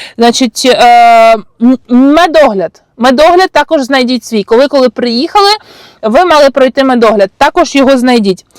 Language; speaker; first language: Ukrainian; non-native, local second language; Russian